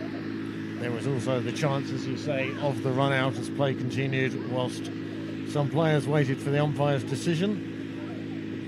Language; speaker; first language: English; native; English